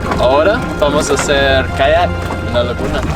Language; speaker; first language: Spanish; non-native, learner; English